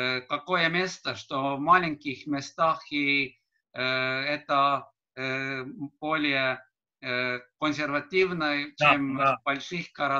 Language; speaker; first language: Russian; non-native, learner; Estonian